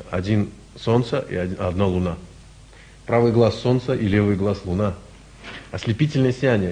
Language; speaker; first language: Russian; native; Russian